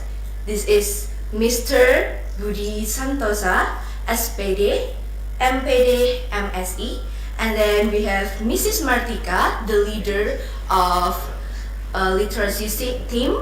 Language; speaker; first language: English; non-native, learner; Indonesian